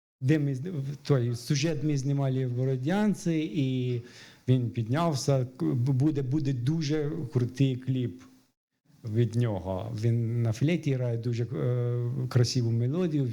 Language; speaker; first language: Ukrainian; non-native, fluent; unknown